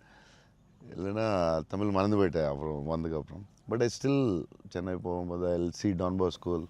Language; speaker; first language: Tamil; non-native, local second language; Telugu